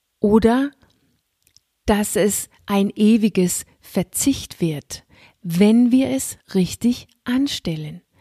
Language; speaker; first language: German; non-native, fluent; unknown